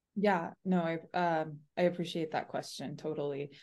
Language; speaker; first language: English; early bilingual, other home language; Urdu